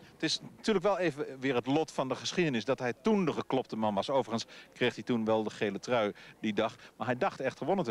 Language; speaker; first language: Dutch; native; Dutch